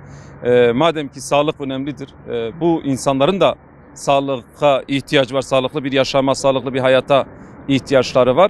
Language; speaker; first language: Turkish; non-native, local second language; Kurdish